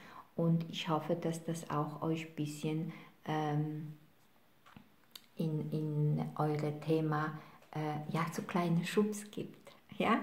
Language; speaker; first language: German; non-native, fluent; Polish